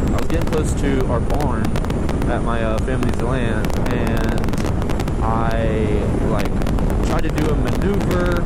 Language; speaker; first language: English; native; English